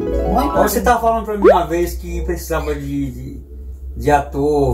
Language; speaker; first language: Portuguese; native; Portuguese